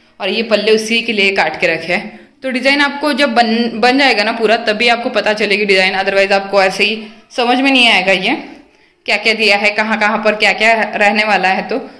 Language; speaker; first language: Hindi; non-native, local second language; Marathi